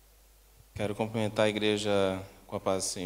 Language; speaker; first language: Portuguese; native; Portuguese